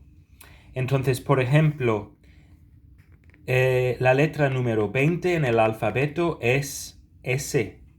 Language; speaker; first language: Spanish; non-native, fluent; English